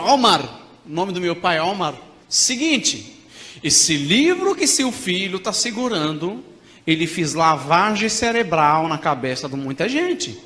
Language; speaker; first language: Portuguese; non-native, fluent; Arabic